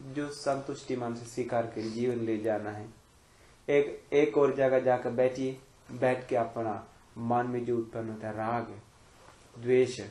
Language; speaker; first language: Hindi; non-native, fluent; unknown